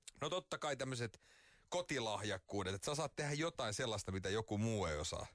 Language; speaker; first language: Finnish; native; Finnish